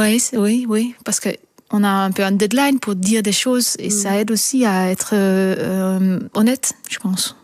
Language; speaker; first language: French; non-native, fluent; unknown